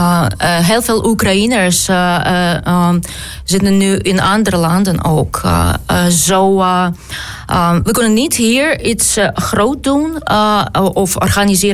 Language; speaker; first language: Dutch; non-native, learner; Ukrainian